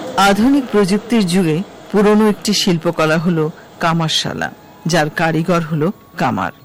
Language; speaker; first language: Bangla; native; Bangla